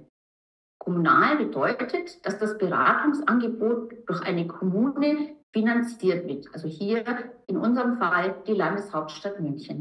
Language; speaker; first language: German; native; German